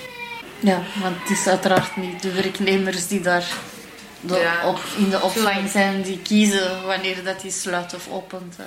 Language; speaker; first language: Dutch; native; Dutch